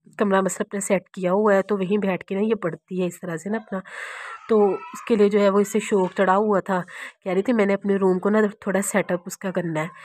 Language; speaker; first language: Urdu; non-native, local second language; Punjabi